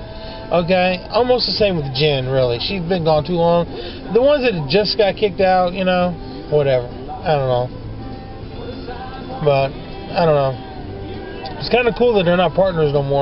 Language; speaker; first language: English; native; English